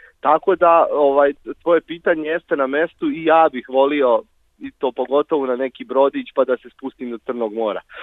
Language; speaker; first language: Serbian; native; Serbian